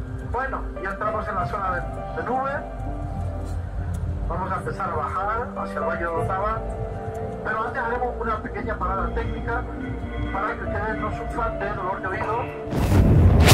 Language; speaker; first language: Spanish; native; Spanish